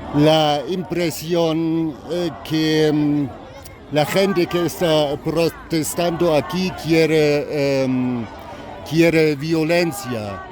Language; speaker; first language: Spanish; non-native, fluent; German